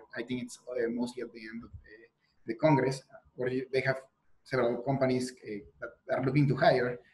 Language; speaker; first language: English; non-native, fluent; Spanish